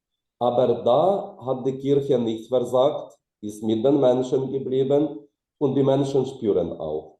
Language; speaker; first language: German; non-native, fluent; Ukrainian